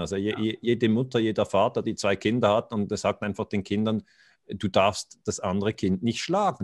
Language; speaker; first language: German; native; German